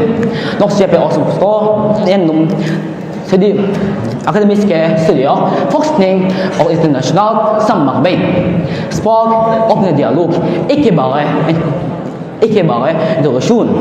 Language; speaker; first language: Norwegian; non-native, learner; Indonesian